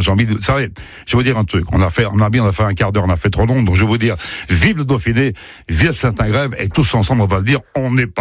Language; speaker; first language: French; native; French